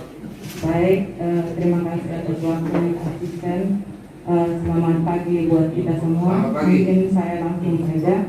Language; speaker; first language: Indonesian; native; Indonesian